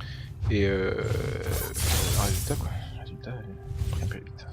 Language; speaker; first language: French; native; French